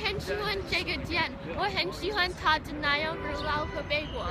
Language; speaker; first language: Chinese; non-native, learner; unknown